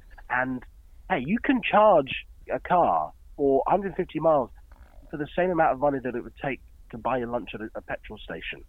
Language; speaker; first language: English; native; English